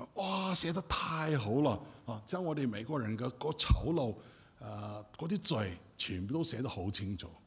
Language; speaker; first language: Cantonese; non-native, fluent; Chinese